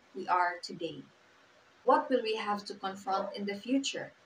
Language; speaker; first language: English; non-native, local second language; Cebuano